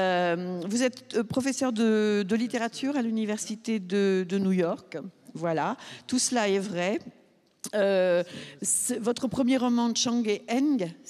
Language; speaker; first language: French; native; French